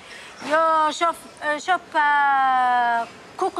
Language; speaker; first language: Swedish; non-native, learner; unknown